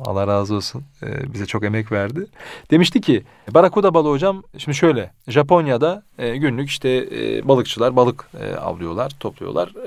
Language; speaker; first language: Turkish; early bilingual, heritage; Turkish